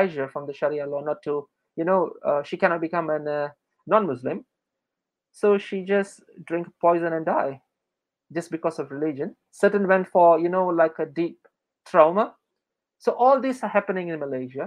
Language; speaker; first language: English; non-native, local second language; Malay